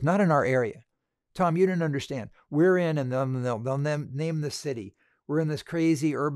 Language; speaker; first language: English; native; English